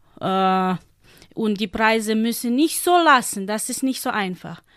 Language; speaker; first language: German; non-native, learner; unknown